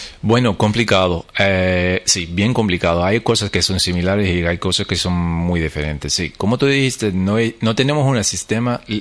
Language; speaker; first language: Spanish; non-native, fluent; English